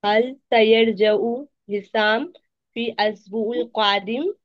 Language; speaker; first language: Arabic; non-native, learner; Urdu